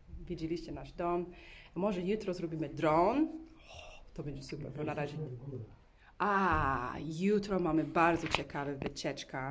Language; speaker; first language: Polish; non-native, learner; English